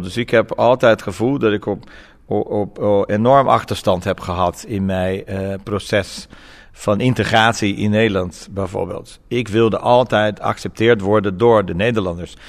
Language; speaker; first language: Dutch; non-native, fluent; Portuguese